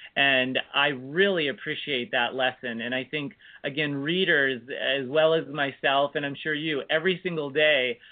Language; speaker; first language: English; native; English